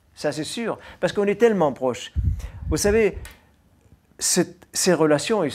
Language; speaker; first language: French; non-native, fluent; Arabic